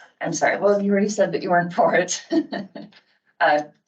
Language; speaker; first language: English; native; English